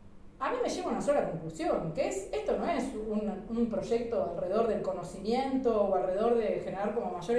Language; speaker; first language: Spanish; native; Spanish